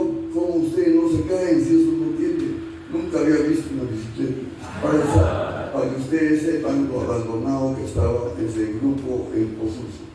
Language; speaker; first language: Spanish; native; Spanish